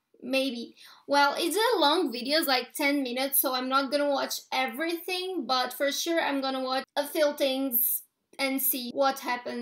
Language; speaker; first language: English; non-native, fluent; Portuguese